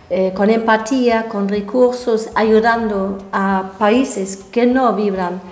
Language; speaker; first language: Spanish; non-native, fluent; German